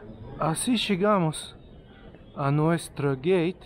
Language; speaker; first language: Spanish; non-native, fluent; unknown